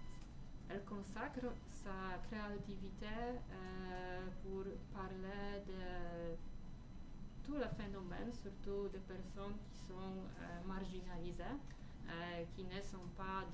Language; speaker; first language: French; non-native, fluent; Polish